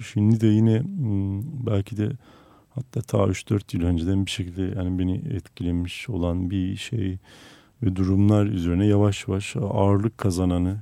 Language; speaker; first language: Turkish; non-native, local second language; Armenian